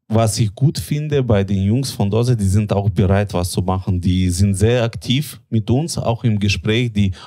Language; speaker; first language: German; non-native, fluent; Latvian